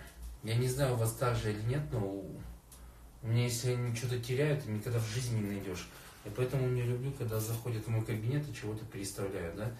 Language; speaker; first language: Russian; native; Russian